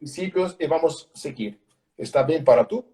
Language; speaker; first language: Spanish; non-native, learner; Portuguese